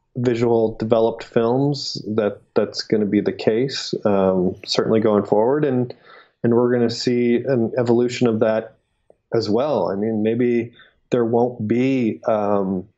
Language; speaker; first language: English; native; English